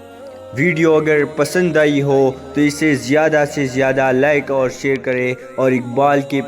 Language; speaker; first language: Urdu; native; Urdu